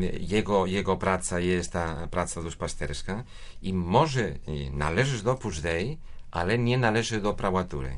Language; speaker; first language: Polish; non-native, fluent; Spanish